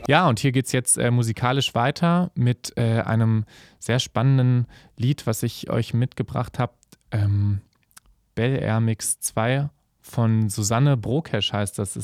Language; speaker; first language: German; native; German